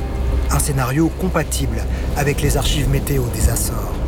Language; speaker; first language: French; native; French